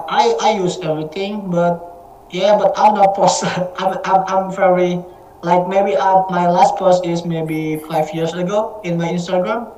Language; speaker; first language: English; non-native, learner; Indonesian